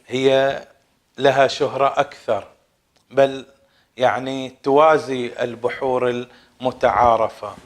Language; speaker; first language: Arabic; native; Arabic